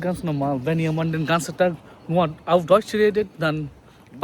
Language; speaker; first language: German; non-native, learner; Bangla